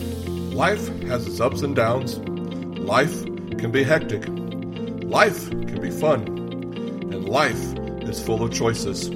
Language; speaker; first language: English; native; English